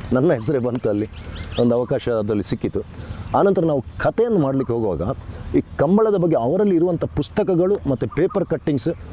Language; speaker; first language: Kannada; non-native, local second language; Tulu